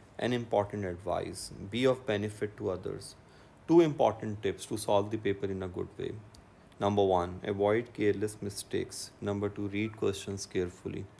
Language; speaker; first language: English; non-native, local second language; Urdu